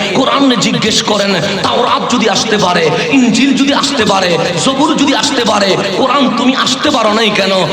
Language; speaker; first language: Bangla; non-native, local second language; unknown